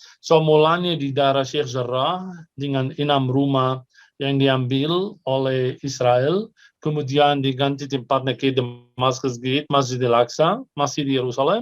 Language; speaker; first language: Indonesian; non-native, fluent; Arabic